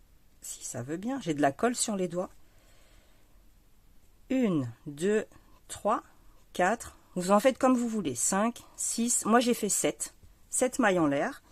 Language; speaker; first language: French; native; French